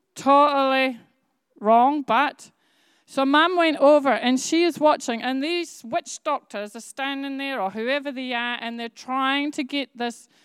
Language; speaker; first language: English; native; English